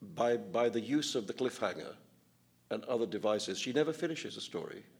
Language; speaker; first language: English; non-native, local second language; Urdu